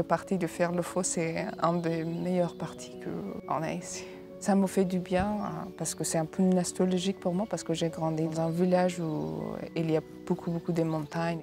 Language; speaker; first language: French; non-native, fluent; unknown